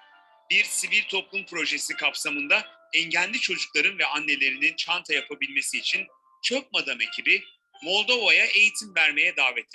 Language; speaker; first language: Turkish; native; Turkish